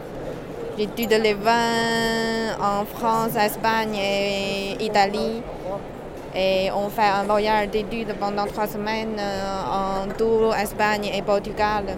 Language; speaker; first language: French; non-native, learner; Chinese